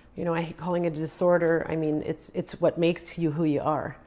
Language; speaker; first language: English; non-native, fluent; Croatian